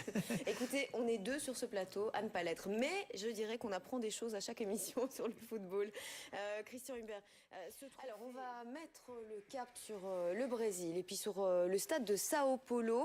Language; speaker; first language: French; native; French